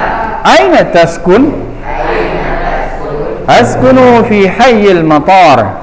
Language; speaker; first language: Arabic; non-native, fluent; Indonesian